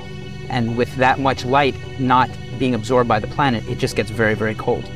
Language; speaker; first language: English; native; English